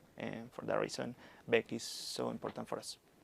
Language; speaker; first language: English; non-native, learner; Spanish